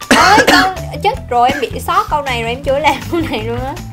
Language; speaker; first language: Vietnamese; native; Vietnamese